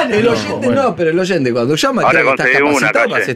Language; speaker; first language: Spanish; native; Spanish